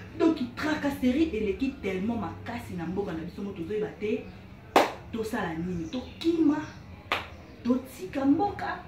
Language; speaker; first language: Lingala; native; Lingala